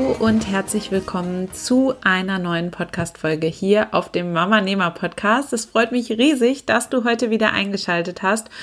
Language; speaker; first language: German; native; German